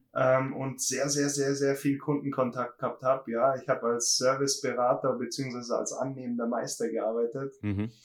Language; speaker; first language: German; native; German